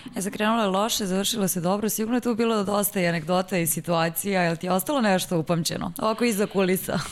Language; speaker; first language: Serbian; native; Serbian